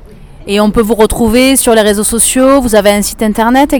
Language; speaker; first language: French; native; French